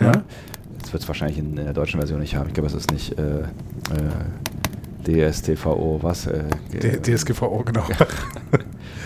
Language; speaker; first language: German; native; German